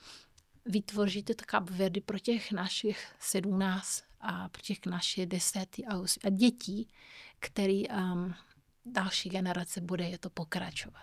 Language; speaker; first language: Czech; non-native, fluent; Kabuverdianu